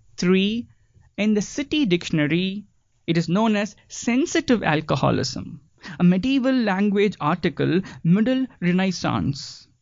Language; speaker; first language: English; non-native, local second language; Tamil